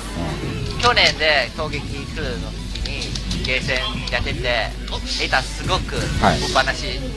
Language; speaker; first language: Japanese; non-native, learner; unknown